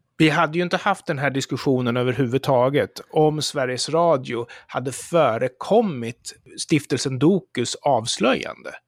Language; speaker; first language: Swedish; native; Swedish